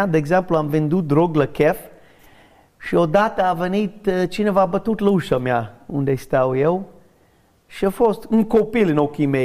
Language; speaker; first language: Romanian; non-native, learner; English